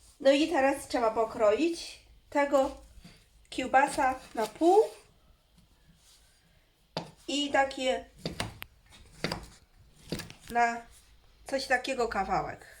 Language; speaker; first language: Polish; non-native, learner; Chinese